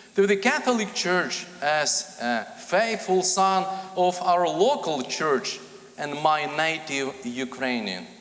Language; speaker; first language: English; non-native, fluent; Ukrainian